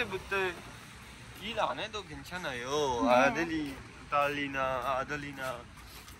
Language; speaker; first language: Korean; non-native, learner; Urdu